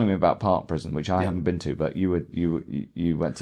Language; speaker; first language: English; native; English